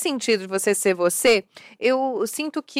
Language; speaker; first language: Portuguese; native; Portuguese